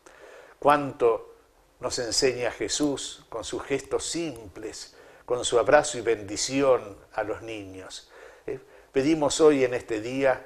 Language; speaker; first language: Spanish; native; Spanish